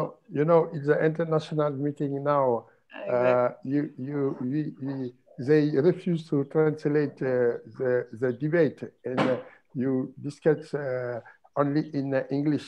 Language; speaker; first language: English; non-native, fluent; French